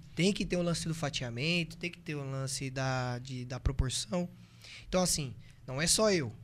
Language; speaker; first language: Portuguese; native; Portuguese